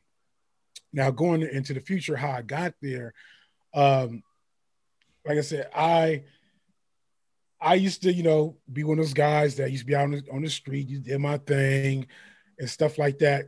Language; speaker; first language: English; native; English